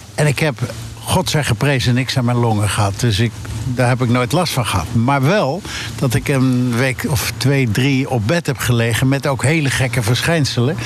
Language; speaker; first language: Dutch; native; Dutch